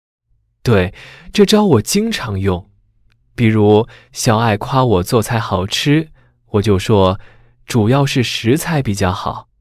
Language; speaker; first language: Chinese; native; Chinese